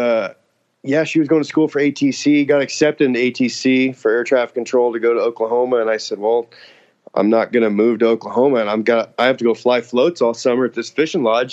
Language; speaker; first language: English; native; English